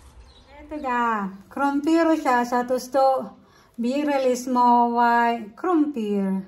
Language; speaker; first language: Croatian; non-native, learner; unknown